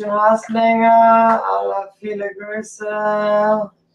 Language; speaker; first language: German; early bilingual, other home language; English